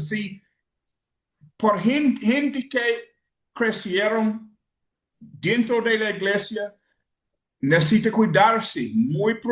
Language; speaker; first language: Spanish; non-native, learner; English